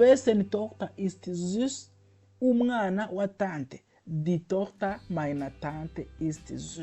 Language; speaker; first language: German; non-native, fluent; Kinyarwanda